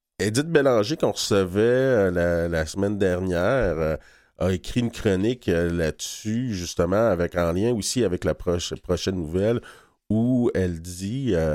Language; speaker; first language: French; native; French